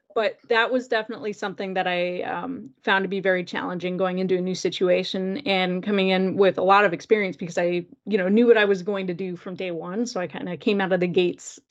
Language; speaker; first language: English; native; English